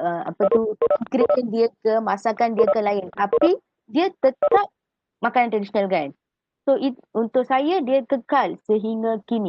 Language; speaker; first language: Malay; native; Malay